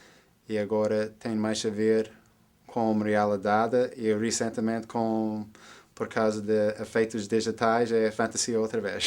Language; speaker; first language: Portuguese; non-native, fluent; English